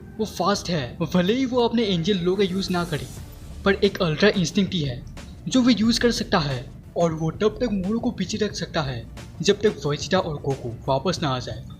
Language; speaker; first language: Hindi; non-native, local second language; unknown